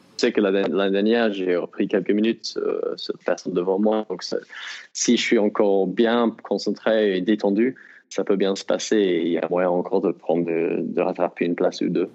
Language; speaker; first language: French; non-native, fluent; English